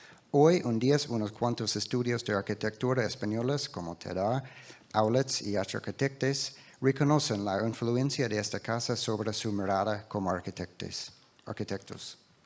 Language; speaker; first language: Spanish; non-native, fluent; English